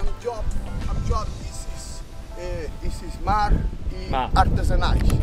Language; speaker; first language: English; non-native, learner; Portuguese